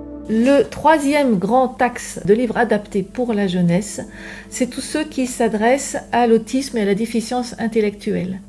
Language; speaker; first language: French; native; French